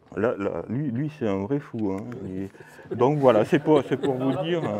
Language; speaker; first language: French; native; French